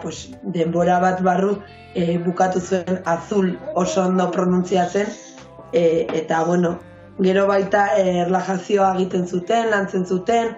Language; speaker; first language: Basque; non-native, local second language; Spanish